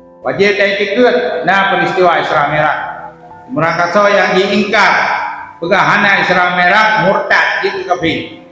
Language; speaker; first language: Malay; non-native, local second language; Achinese